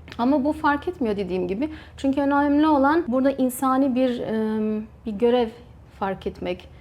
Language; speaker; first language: Turkish; early bilingual, heritage; Turkish